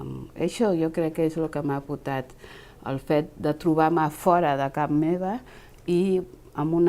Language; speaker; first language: Catalan; non-native, fluent; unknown